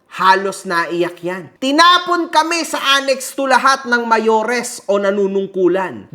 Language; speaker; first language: Filipino; early bilingual, heritage; Filipino